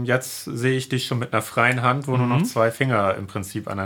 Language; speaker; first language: German; native; German